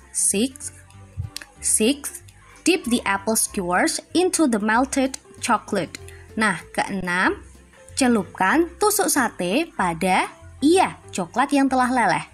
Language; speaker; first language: English; non-native, fluent; Indonesian